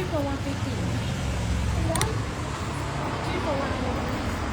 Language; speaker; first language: English; non-native, learner; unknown